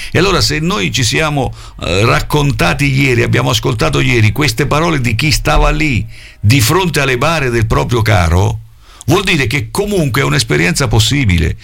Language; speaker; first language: Italian; native; Italian